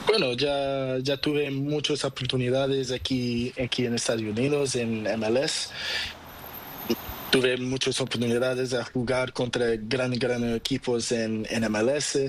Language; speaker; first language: Spanish; non-native, learner; Portuguese